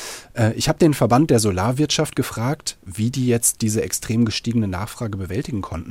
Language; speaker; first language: German; native; German